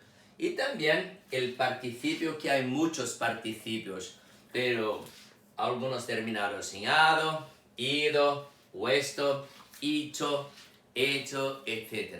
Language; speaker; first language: Spanish; non-native, fluent; Portuguese